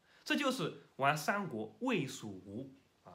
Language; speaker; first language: Chinese; native; Chinese